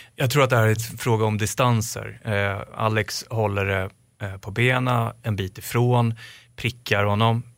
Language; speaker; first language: Swedish; native; Swedish